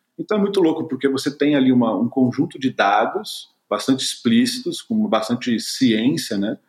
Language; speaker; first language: Portuguese; native; Portuguese